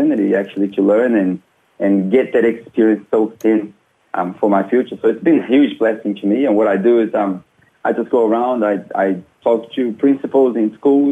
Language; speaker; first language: English; non-native, fluent; Portuguese